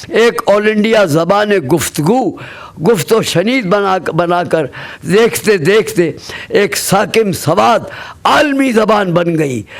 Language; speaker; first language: Urdu; native; Urdu